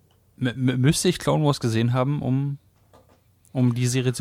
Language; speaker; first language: German; native; German